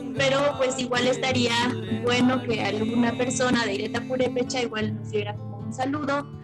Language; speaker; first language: Spanish; native; Spanish